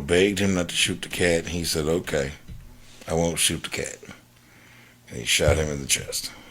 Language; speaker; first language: English; native; English